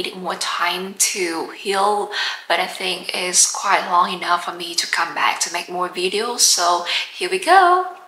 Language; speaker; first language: English; non-native, fluent; Vietnamese